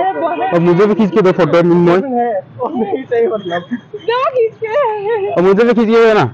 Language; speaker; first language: Hindi; non-native, local second language; Assamese